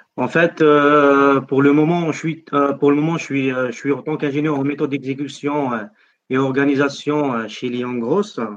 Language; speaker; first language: French; non-native, local second language; Arabic